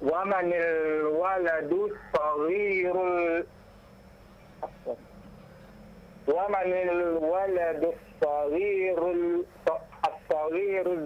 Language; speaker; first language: Arabic; non-native, learner; Indonesian